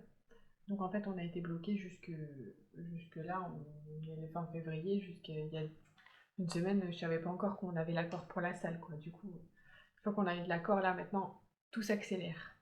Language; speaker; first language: French; native; French